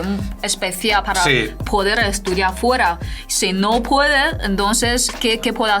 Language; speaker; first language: Spanish; non-native, fluent; Chinese